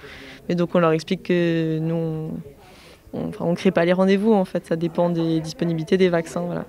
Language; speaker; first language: French; native; French